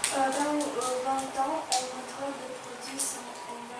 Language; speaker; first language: French; non-native, learner; Ukrainian